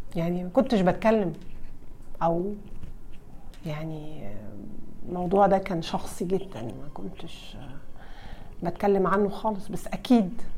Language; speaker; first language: Arabic; early bilingual, heritage; Arabic